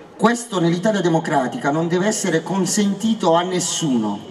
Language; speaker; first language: Italian; native; Italian